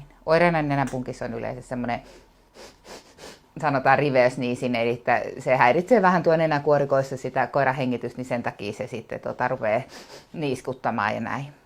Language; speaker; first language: Finnish; native; Finnish